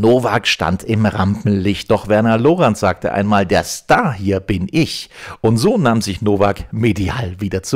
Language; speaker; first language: German; native; German